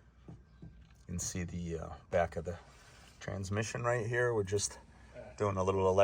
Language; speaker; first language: English; native; English